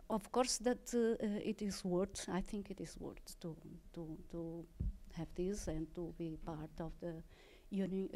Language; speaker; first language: English; non-native, learner; Portuguese